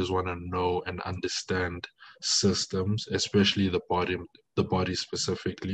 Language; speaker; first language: English; non-native, local second language; French